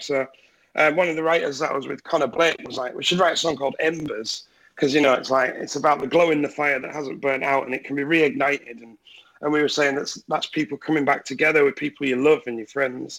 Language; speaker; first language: English; native; English